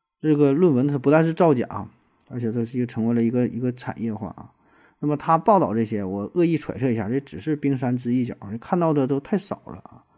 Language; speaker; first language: Chinese; native; Chinese